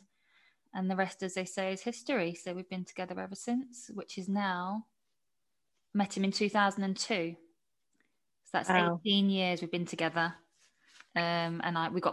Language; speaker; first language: English; native; English